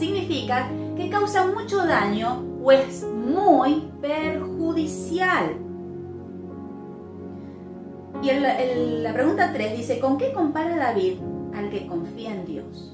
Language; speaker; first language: Spanish; native; Spanish